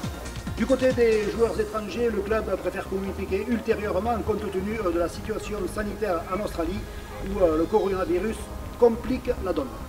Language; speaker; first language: French; native; French